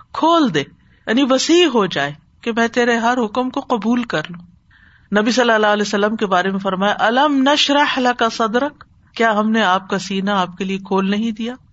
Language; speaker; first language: Urdu; native; Urdu